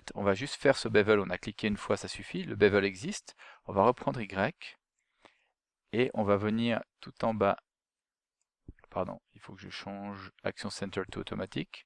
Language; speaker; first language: French; native; French